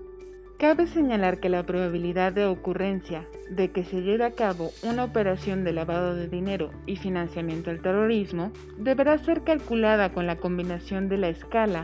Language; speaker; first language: Spanish; native; Spanish